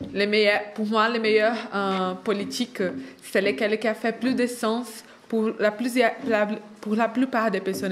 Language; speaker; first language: French; non-native, fluent; Portuguese